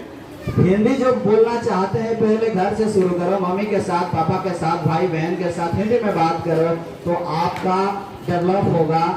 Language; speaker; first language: Hindi; non-native, local second language; Odia